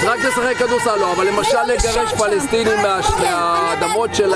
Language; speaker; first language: Hebrew; native; Hebrew